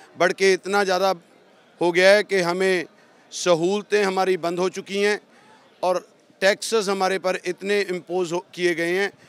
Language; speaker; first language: Hindi; non-native, local second language; Punjabi